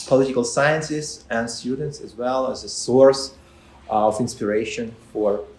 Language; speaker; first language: English; non-native, fluent; Ukrainian